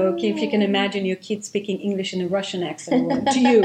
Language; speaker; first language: English; non-native, fluent; Hebrew